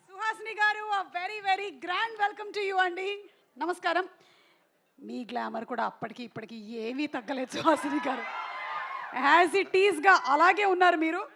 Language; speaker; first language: Telugu; native; Telugu